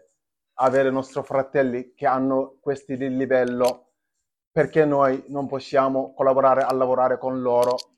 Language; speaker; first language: Italian; non-native, fluent; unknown